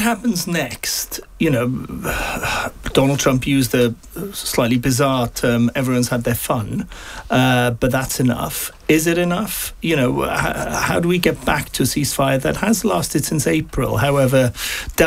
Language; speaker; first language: English; native; English